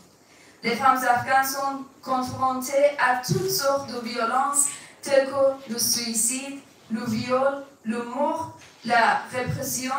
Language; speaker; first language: French; non-native, fluent; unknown